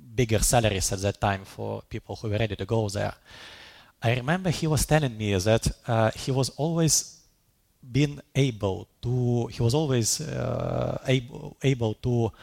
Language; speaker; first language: English; non-native, fluent; Russian